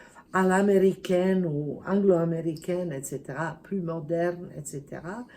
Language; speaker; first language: French; non-native, fluent; Serbian